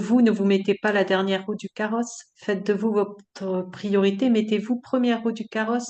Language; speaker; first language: French; native; French